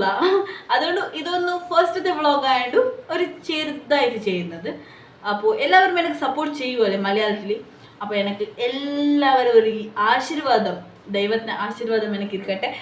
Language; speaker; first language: Malayalam; non-native, local second language; Tulu